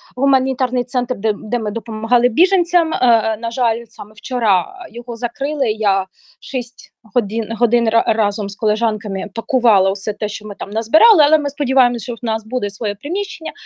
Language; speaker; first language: Ukrainian; non-native, local second language; Russian